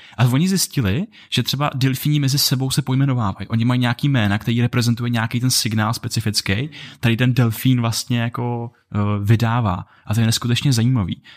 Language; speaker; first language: Czech; native; Czech